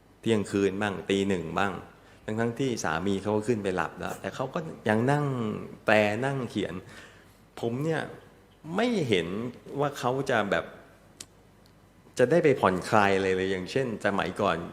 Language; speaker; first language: Thai; native; Thai